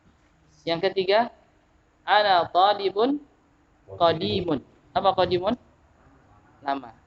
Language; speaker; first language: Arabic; non-native, fluent; Indonesian